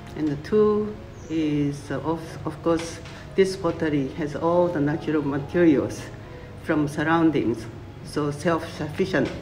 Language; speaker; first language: English; non-native, fluent; Japanese